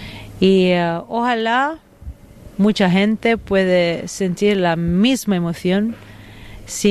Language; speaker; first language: Spanish; non-native, fluent; Italian